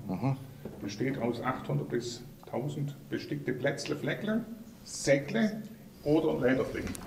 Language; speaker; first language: German; native; German